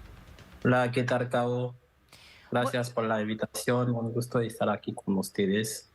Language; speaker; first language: Spanish; non-native, fluent; Haitian Creole